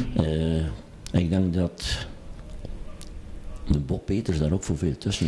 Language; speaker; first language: Dutch; native; Dutch